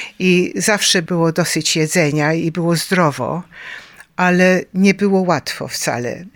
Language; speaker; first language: Polish; early bilingual, heritage; Polish